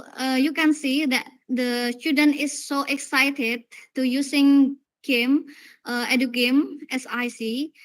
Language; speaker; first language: English; non-native, learner; Indonesian